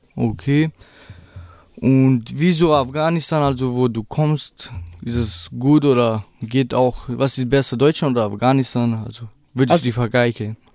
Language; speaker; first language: German; non-native, learner; Albanian